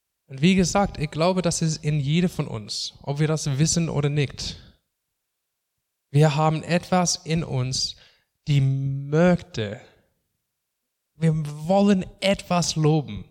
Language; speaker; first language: German; non-native, fluent; English